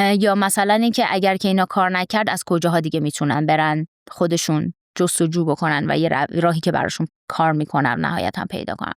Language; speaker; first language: Persian; native; Persian